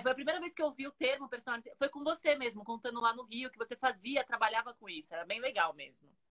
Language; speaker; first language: Portuguese; native; Portuguese